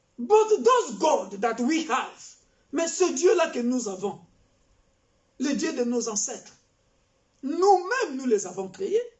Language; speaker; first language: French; non-native, local second language; Kongo